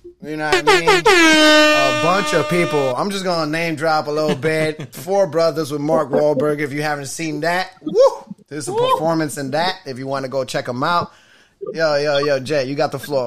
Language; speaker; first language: English; native; English